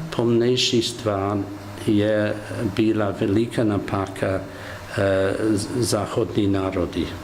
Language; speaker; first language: Slovenian; non-native, learner; English